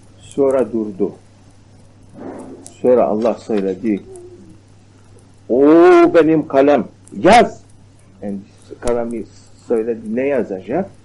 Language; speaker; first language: Turkish; non-native, learner; Arabic